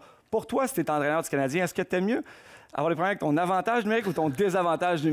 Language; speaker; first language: French; native; French